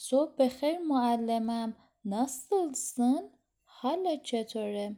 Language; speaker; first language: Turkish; non-native, fluent; Persian